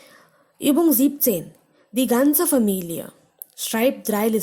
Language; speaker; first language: German; non-native, fluent; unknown